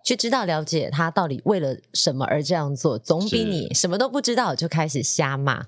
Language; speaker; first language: Chinese; native; Chinese